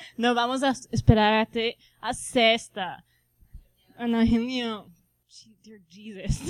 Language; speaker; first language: Portuguese; non-native, fluent; Spanish